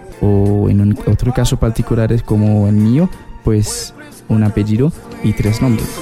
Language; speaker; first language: Spanish; non-native, fluent; Haitian Creole